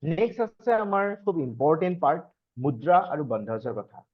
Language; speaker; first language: Hindi; non-native, local second language; Assamese